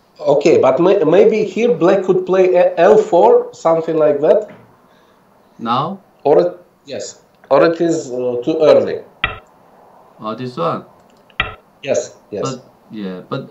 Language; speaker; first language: English; non-native, fluent; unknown